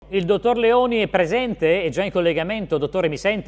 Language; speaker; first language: Italian; native; Italian